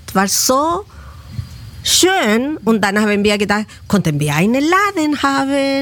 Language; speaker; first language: German; non-native, learner; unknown